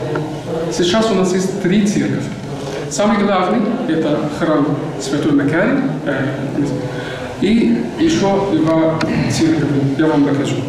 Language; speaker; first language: Russian; non-native, learner; Arabic